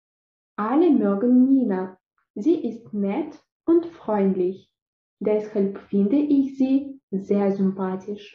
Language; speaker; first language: German; non-native, fluent; Russian